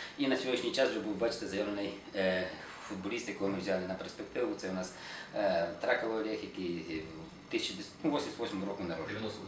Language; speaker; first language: Ukrainian; native; Ukrainian